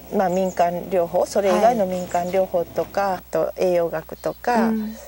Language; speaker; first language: Japanese; native; Japanese